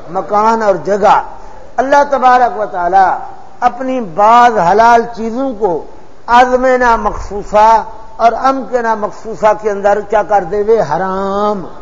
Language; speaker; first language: Urdu; non-native, local second language; Saraiki